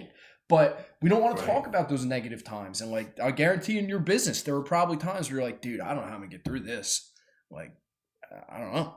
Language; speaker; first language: English; native; English